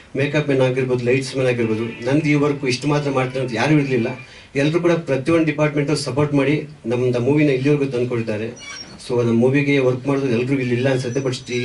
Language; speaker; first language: Kannada; native; Kannada